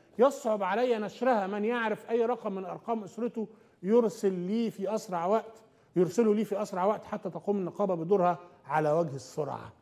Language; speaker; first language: Arabic; native; Arabic